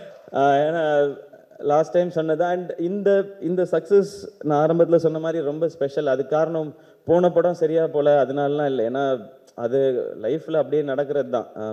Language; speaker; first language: Tamil; native; Tamil